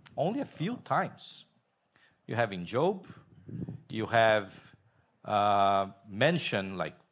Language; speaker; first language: English; non-native, fluent; Portuguese